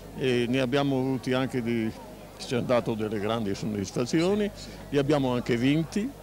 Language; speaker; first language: Italian; native; Italian